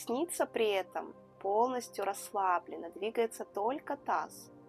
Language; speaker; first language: Russian; native; Russian